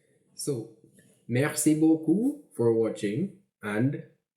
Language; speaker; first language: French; non-native, fluent; English